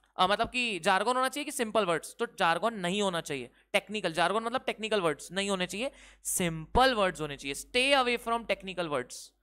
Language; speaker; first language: Hindi; native; Hindi